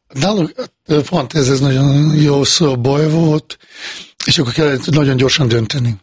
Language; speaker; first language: Hungarian; non-native, fluent; Bosnian